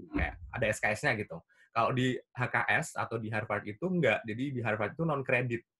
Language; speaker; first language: Indonesian; native; Indonesian